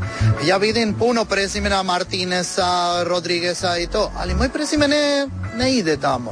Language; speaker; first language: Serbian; non-native, learner; Spanish